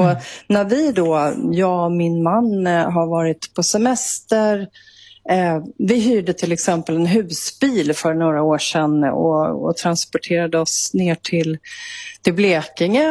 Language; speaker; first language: Swedish; native; Swedish